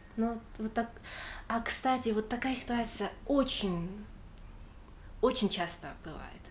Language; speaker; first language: Russian; non-native, fluent; Chinese